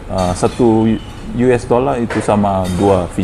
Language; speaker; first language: Indonesian; non-native, fluent; Fijian